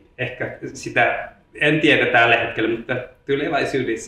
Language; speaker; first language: Finnish; non-native, learner; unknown